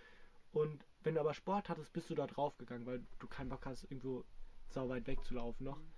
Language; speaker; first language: German; native; German